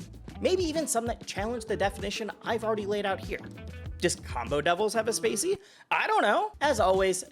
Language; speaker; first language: English; native; English